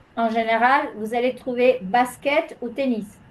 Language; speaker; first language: French; non-native, fluent; Spanish